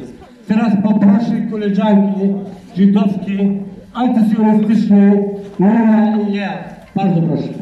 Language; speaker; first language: Polish; non-native, fluent; Arabic